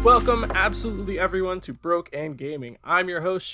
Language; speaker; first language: English; native; English